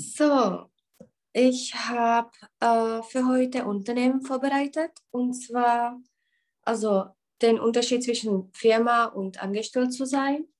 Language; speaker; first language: German; non-native, learner; Czech